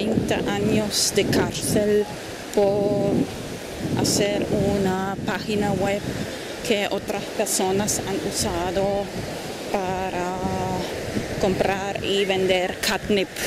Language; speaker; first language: Spanish; non-native, fluent; German